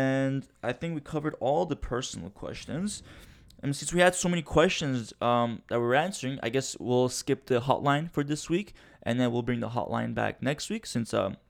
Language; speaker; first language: English; early bilingual, other home language; Turkish